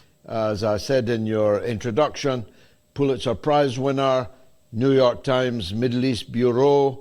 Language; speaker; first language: English; native; English